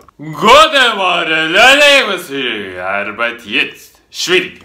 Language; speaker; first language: German; non-native, learner; Russian